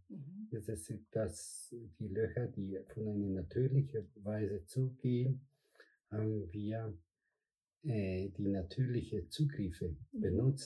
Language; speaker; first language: German; non-native, fluent; Spanish